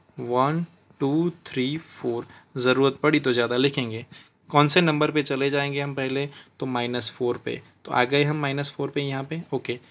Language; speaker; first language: Hindi; non-native, local second language; Gujarati